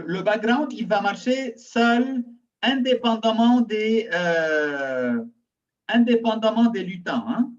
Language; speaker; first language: French; non-native, local second language; Arabic